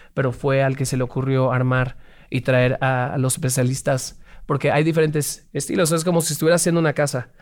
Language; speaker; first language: Spanish; native; Spanish